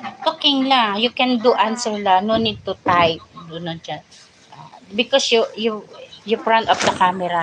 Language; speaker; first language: English; non-native, learner; Filipino